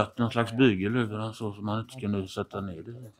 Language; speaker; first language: Swedish; native; Swedish